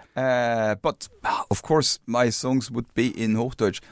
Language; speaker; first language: English; non-native, fluent; German